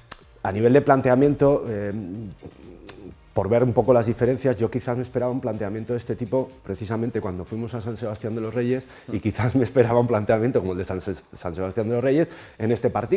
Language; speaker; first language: Spanish; native; Spanish